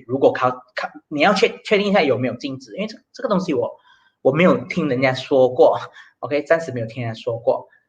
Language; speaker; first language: Chinese; native; Chinese